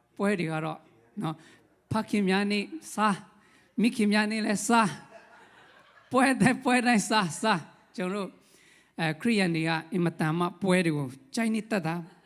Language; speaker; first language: Burmese; non-native, local second language; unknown